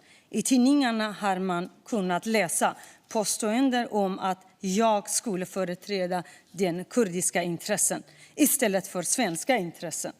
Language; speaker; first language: Swedish; non-native, fluent; Kurdish